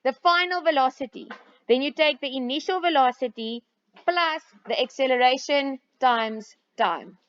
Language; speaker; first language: English; non-native, local second language; Afrikaans